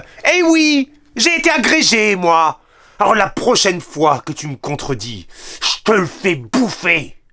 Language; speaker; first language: French; native; French